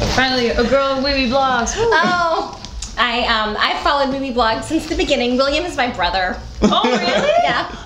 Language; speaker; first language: English; non-native, fluent; Portuguese